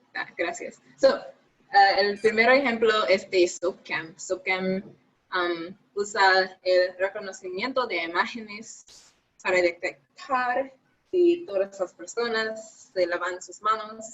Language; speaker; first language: Spanish; non-native, learner; English